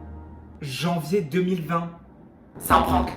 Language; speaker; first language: French; native; French